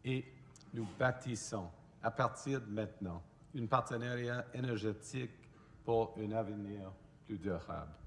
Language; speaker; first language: French; non-native, fluent; English